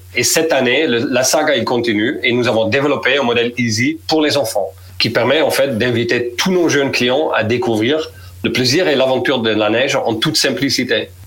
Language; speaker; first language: French; non-native, fluent; Dutch